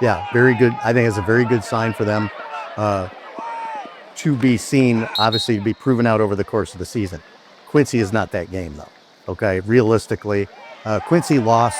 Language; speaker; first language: English; native; English